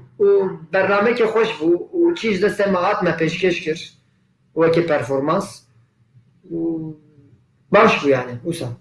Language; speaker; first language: Kurdish; non-native, local second language; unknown